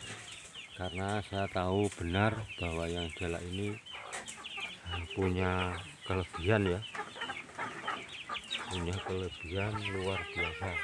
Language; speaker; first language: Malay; non-native, local second language; Javanese